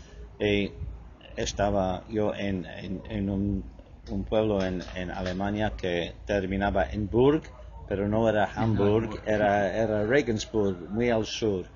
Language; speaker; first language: Spanish; non-native, fluent; English